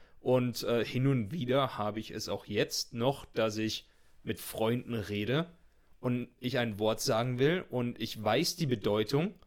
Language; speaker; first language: German; native; German